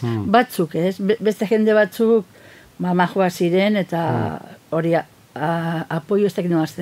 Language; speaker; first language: Basque; non-native, fluent; Catalan